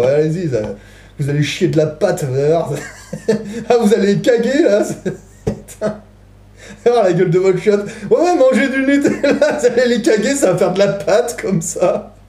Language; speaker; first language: French; native; French